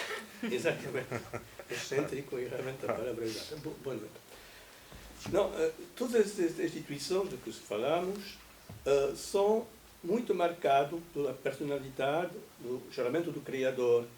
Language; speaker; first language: Portuguese; non-native, fluent; French